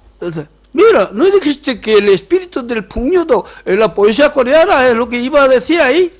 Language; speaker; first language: Spanish; non-native, fluent; Korean